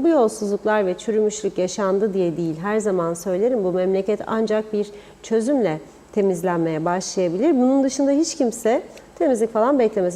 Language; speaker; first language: Turkish; native; Turkish